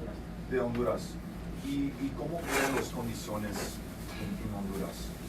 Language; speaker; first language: Spanish; non-native, fluent; English